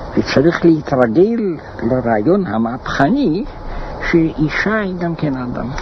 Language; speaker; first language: Hebrew; non-native, fluent; German